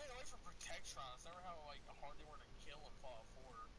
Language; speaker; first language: English; native; English